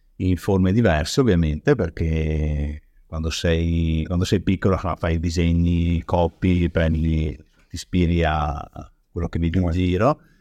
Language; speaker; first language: Italian; native; Italian